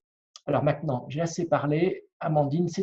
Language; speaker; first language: French; native; French